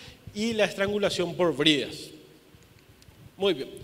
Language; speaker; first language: Spanish; native; Spanish